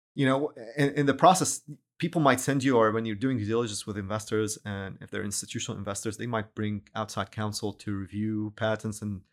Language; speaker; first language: English; non-native, fluent; Arabic